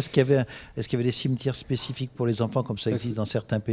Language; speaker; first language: French; native; French